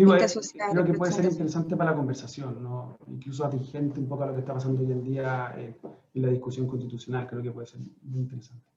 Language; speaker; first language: Spanish; native; Spanish